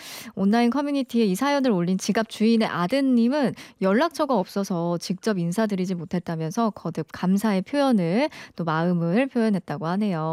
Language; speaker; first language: Korean; native; Korean